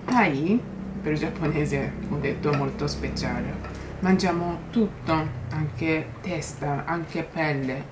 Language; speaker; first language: Italian; non-native, learner; Japanese